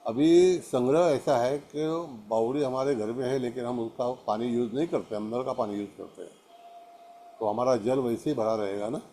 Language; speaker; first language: Hindi; non-native, local second language; Marathi